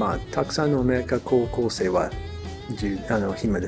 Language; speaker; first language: Japanese; non-native, learner; English